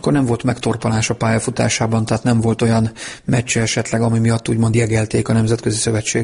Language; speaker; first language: Hungarian; native; Hungarian